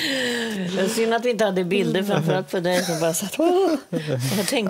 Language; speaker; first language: Swedish; native; Swedish